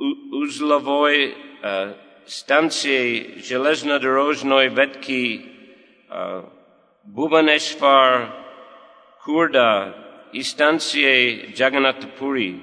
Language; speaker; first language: Russian; non-native, learner; English